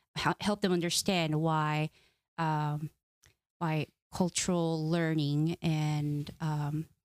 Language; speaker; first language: English; non-native, fluent; Korean